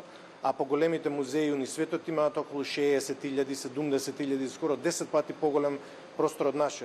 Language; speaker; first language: Macedonian; native; Macedonian